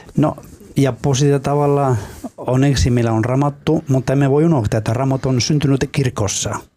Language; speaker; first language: Finnish; non-native, fluent; Spanish